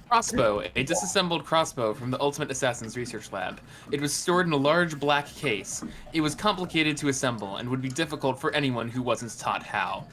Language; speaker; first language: English; native; English